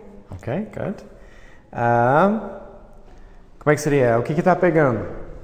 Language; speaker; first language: Portuguese; non-native, fluent; English